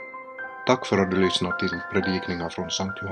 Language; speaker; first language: Swedish; native; Swedish